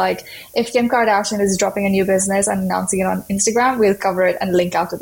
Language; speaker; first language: English; non-native, local second language; Hindi